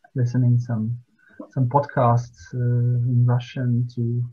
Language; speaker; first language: English; non-native, fluent; Latvian